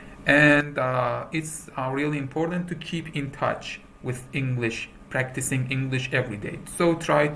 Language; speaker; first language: English; non-native, fluent; Persian